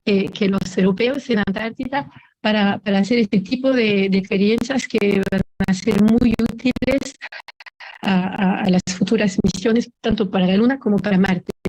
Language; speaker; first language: Spanish; non-native, fluent; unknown